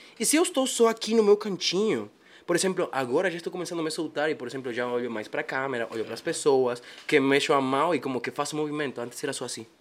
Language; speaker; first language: Portuguese; non-native, fluent; Spanish